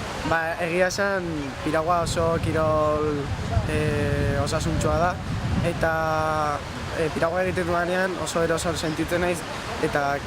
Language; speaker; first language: Basque; non-native, local second language; Spanish